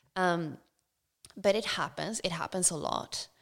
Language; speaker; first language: English; non-native, fluent; Swedish